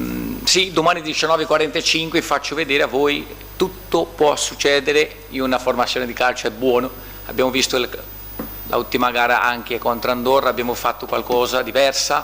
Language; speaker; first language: Italian; non-native, fluent; Portuguese